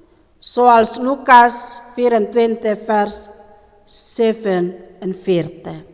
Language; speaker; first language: Dutch; non-native, learner; Indonesian